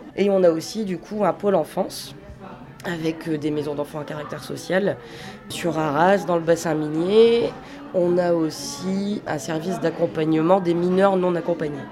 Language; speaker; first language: French; native; French